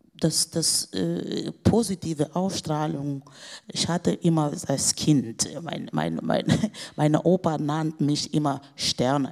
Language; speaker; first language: German; non-native, fluent; Portuguese